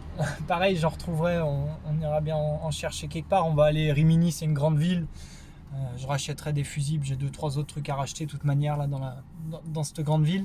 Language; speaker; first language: French; native; French